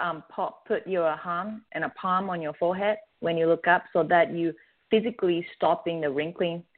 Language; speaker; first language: English; non-native, fluent; Japanese